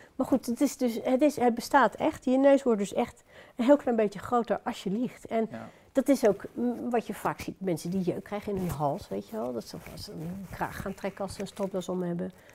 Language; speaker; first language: Dutch; native; Dutch